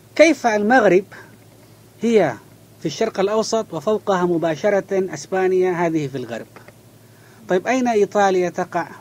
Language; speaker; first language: Arabic; non-native, fluent; Malay